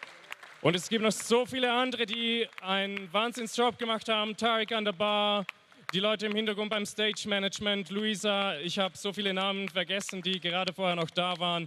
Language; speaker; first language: German; native; German